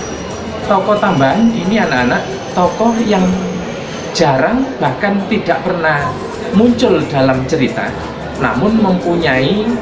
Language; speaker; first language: Indonesian; native; Indonesian